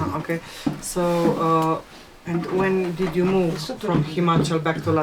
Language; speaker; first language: English; non-native, fluent; Slovenian